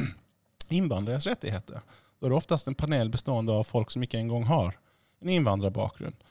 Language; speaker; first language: Norwegian; non-native, fluent; Persian